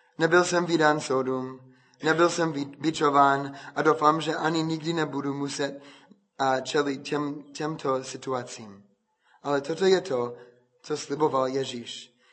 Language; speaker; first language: Czech; non-native, fluent; English